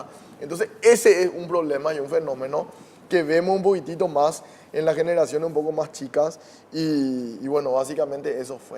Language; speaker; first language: Spanish; native; Spanish